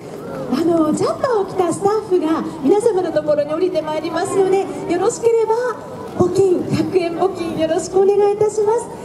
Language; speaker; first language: Japanese; native; Japanese